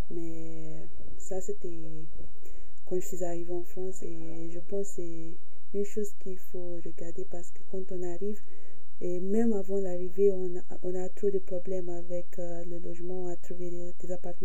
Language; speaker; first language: French; non-native, fluent; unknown